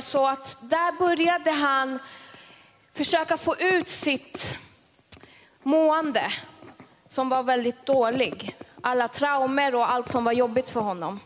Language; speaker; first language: Swedish; early bilingual, other home language; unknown